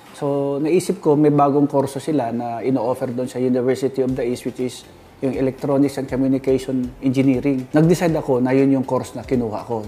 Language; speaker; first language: Filipino; non-native, local second language; Hiligaynon